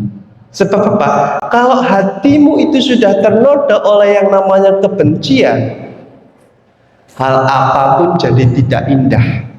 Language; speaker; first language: Indonesian; native; Indonesian